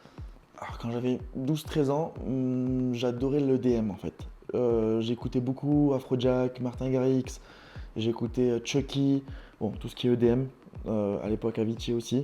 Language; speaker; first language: French; non-native, local second language; Arabic